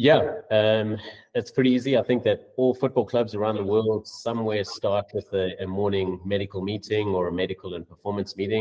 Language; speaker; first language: English; native; English